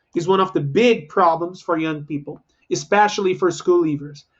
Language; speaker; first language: English; non-native, fluent; Portuguese